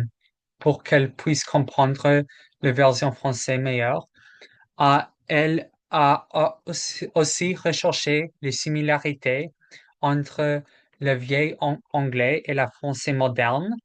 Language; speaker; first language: French; non-native, learner; English